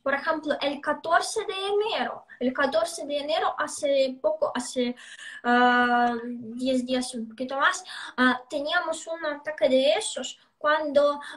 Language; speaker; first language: Spanish; non-native, fluent; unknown